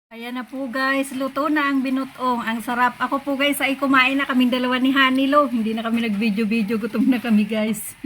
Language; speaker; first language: Filipino; non-native, local second language; Bikol